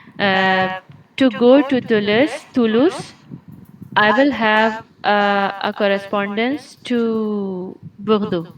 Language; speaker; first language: English; non-native, local second language; Urdu